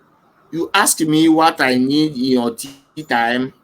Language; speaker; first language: English; non-native, learner; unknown